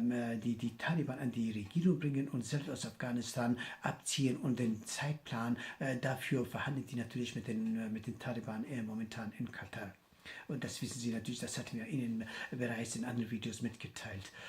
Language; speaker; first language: German; non-native, fluent; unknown